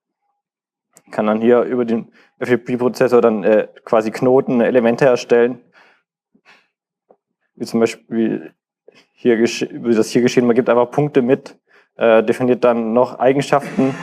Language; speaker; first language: German; native; German